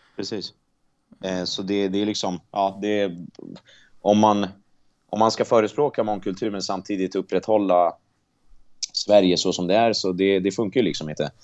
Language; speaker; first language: Swedish; native; Swedish